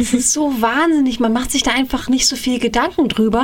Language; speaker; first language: German; native; German